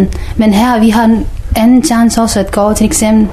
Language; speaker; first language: Danish; non-native, learner; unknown